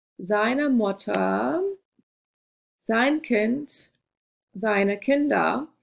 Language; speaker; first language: German; non-native, fluent; English